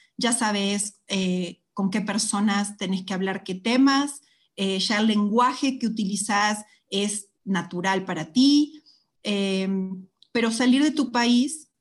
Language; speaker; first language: Spanish; native; Spanish